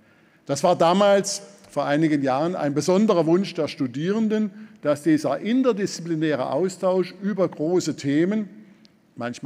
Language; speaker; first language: German; native; German